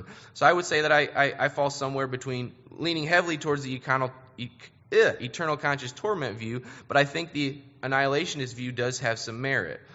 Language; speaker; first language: English; native; English